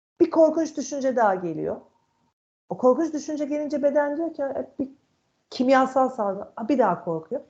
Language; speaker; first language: Turkish; native; Turkish